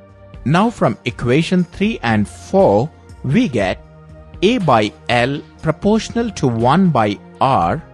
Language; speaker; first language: English; non-native, local second language; Telugu